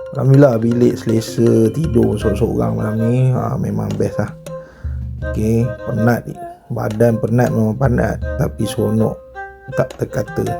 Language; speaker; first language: Malay; native; Malay